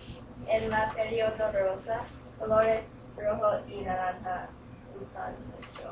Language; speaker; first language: Spanish; non-native, learner; English